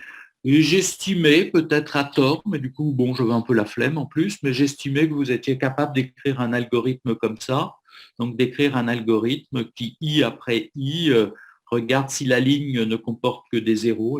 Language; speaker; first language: French; native; French